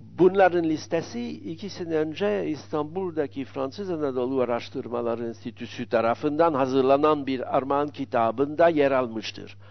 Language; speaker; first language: Turkish; non-native, fluent; French